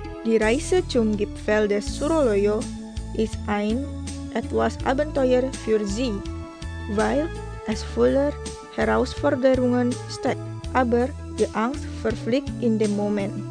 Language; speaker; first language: German; non-native, fluent; Indonesian